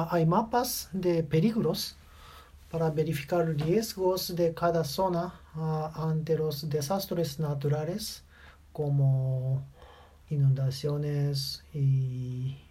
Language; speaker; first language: Spanish; non-native, learner; Japanese